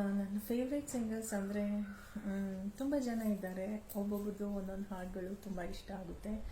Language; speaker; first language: Kannada; non-native, local second language; Kodava